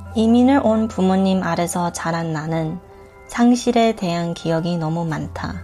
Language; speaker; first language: Korean; early bilingual, heritage; Korean